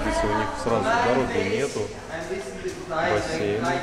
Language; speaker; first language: Russian; native; Russian